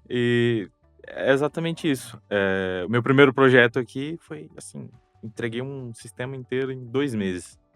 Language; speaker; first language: Portuguese; native; Portuguese